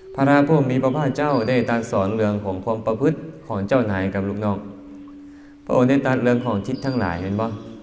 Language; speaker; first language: Thai; non-native, local second language; Northeastern Thai